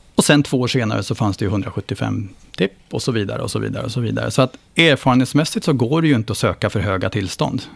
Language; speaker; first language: Swedish; native; Swedish